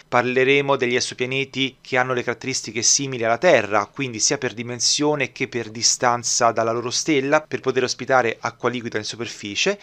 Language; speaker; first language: Italian; native; Italian